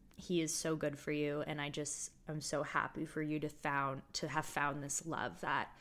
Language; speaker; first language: English; native; English